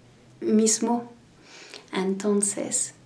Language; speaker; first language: Spanish; non-native, learner; French